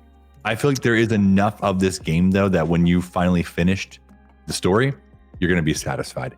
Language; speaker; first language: English; native; English